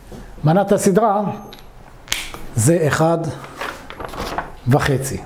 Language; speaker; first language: Hebrew; native; Hebrew